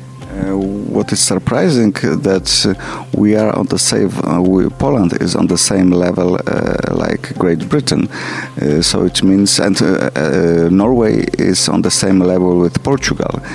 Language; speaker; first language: English; non-native, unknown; Polish